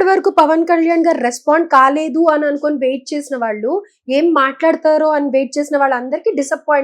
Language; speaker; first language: Telugu; native; Telugu